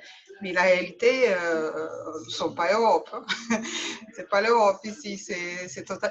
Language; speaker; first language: French; native; French